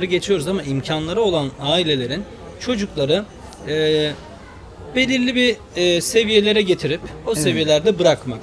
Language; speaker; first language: Turkish; native; Turkish